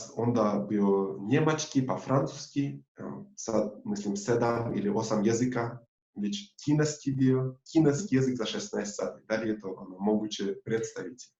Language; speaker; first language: Bosnian; non-native, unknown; Tatar